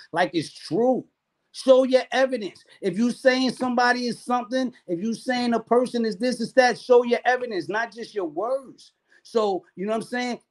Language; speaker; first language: English; native; English